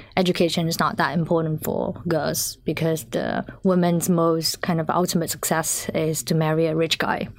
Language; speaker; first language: English; non-native, local second language; Chinese